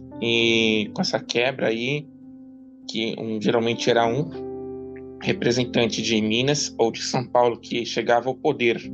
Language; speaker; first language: Portuguese; native; Portuguese